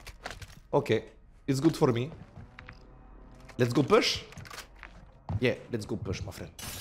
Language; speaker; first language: English; non-native, learner; French